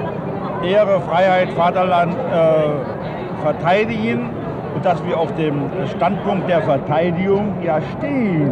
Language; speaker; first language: German; native; German